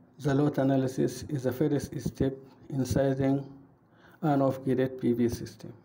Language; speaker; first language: English; non-native, fluent; Arabic